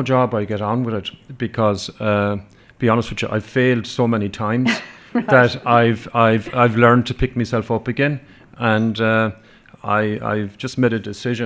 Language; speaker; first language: English; non-native, local second language; Irish